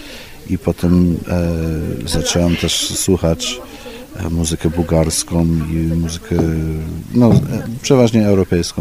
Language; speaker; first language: Polish; early bilingual, heritage; Polish